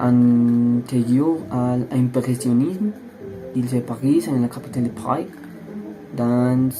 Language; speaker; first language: French; non-native, learner; Spanish